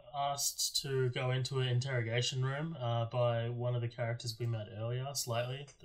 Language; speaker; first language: English; native; English